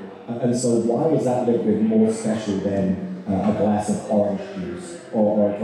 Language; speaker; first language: English; native; English